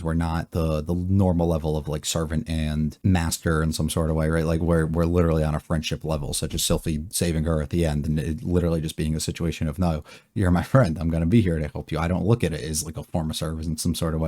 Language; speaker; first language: English; native; English